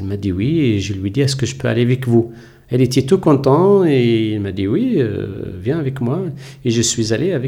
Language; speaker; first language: French; non-native, local second language; Arabic